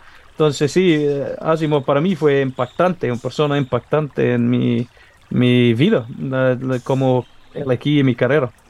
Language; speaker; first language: Spanish; non-native, fluent; English